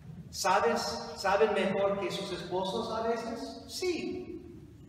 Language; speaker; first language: Spanish; non-native, fluent; English